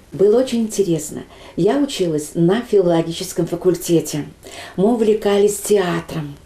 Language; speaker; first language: Russian; non-native, local second language; Chuvash